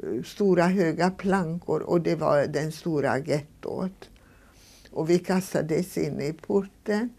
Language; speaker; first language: Swedish; non-native, fluent; Hungarian